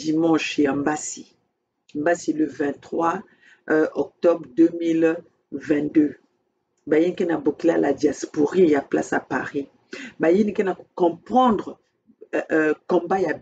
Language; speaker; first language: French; non-native, local second language; Kongo